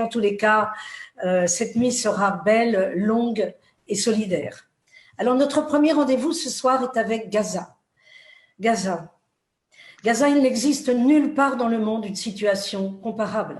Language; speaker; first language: French; native; French